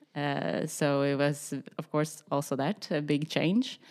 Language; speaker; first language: English; early bilingual, other home language; Swedish